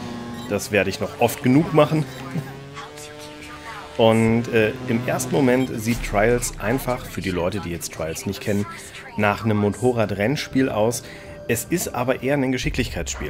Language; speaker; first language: German; native; German